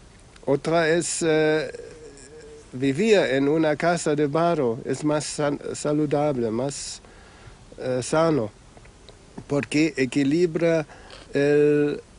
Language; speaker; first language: Spanish; non-native, fluent; German